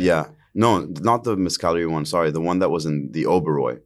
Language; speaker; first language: English; early bilingual, other home language; Arabic